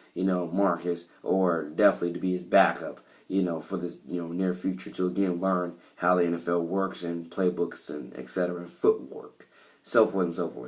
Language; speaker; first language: English; native; English